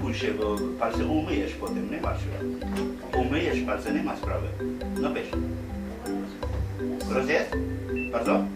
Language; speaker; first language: Polish; non-native, fluent; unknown